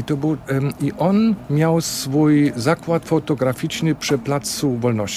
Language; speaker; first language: Polish; non-native, fluent; German